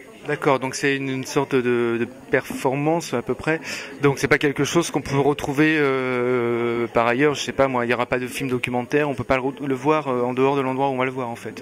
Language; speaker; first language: French; native; French